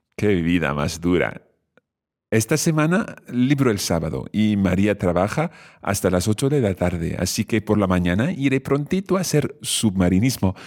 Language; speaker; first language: Spanish; non-native, fluent; English